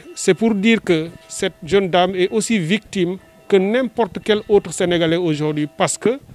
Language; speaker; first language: French; non-native, local second language; Wolof